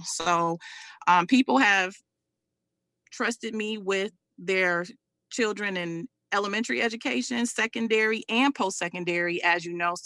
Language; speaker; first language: English; native; English